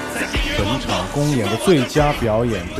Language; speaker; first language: Chinese; native; Chinese